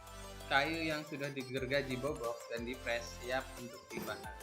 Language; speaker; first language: Indonesian; native; Indonesian